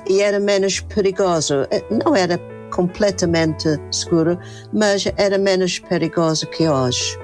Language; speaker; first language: Portuguese; non-native, fluent; English